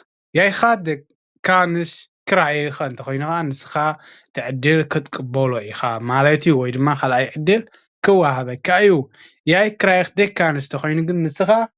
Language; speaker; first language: Dutch; non-native, fluent; Tigrinya